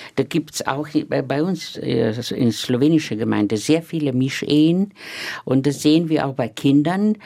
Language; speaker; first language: German; non-native, fluent; Slovenian